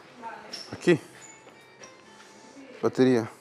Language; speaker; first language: Spanish; non-native, learner; English